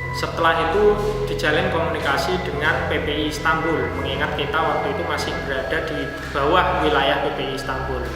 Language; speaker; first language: Indonesian; native; Indonesian